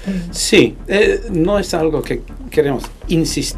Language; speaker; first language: Spanish; non-native, fluent; English